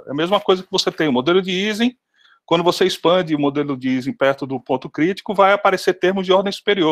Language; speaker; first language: Portuguese; native; Portuguese